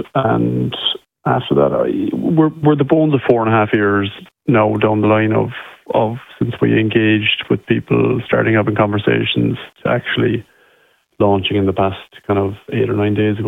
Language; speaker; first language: English; native; English